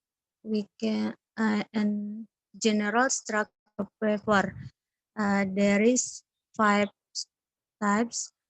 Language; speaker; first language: English; non-native, learner; Indonesian